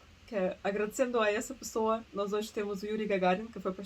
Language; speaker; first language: Portuguese; early bilingual, other home language; Russian